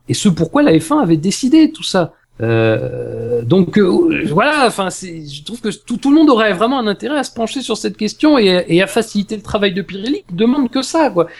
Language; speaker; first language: French; native; French